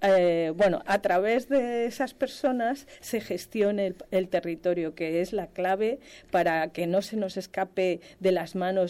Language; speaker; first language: Spanish; native; Spanish